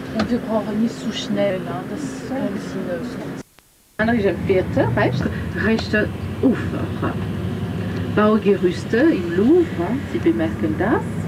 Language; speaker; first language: German; non-native, fluent; French